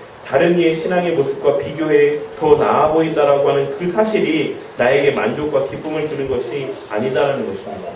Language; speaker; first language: Korean; native; Korean